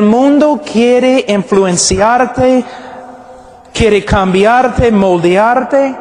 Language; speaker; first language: Spanish; non-native, fluent; English